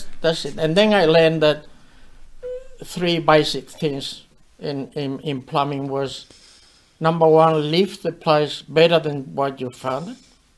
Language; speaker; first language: English; non-native, fluent; Spanish